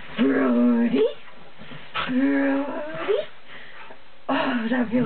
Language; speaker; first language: English; native; English